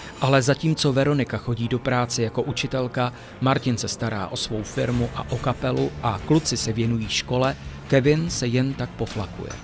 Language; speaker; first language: Czech; native; Czech